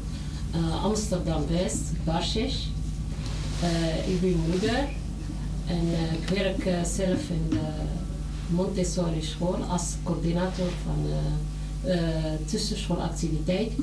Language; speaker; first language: Dutch; non-native, learner; Arabic